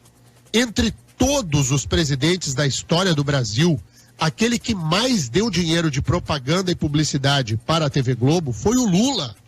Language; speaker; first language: Portuguese; native; Portuguese